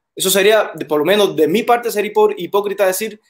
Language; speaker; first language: Spanish; native; Spanish